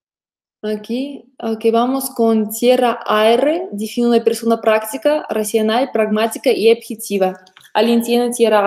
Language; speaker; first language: Spanish; non-native, fluent; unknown